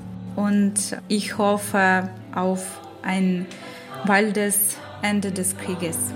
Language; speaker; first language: German; non-native, learner; Ukrainian